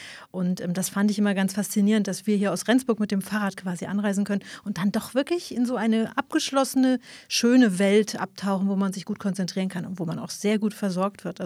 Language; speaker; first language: German; native; German